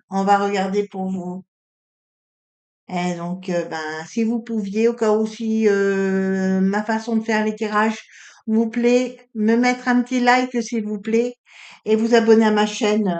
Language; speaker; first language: French; native; French